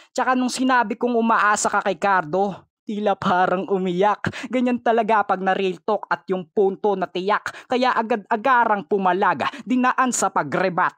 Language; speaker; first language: Filipino; non-native, local second language; Bikol